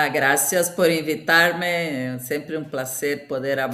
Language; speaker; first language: Spanish; non-native, fluent; Portuguese